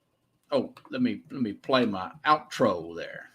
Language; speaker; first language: English; native; English